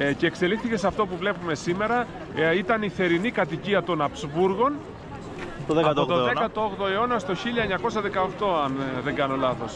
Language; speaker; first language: Greek; native; Greek